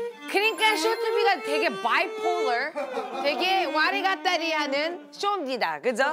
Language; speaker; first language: Korean; early bilingual, heritage; Korean